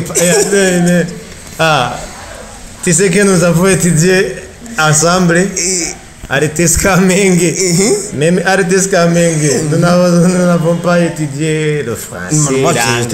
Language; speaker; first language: French; non-native, learner; Rundi